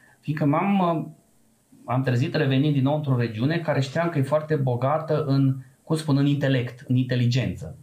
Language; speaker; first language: Romanian; non-native, local second language; Serbian